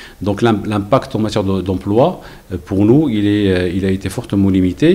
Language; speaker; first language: French; non-native, local second language; Arabic